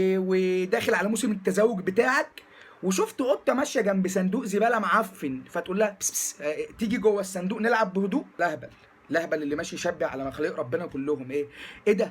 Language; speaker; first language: Arabic; native; Arabic